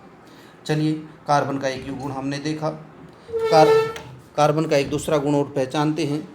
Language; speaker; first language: Hindi; native; Hindi